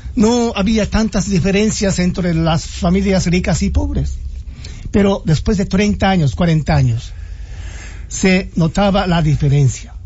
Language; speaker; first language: Spanish; non-native, fluent; Japanese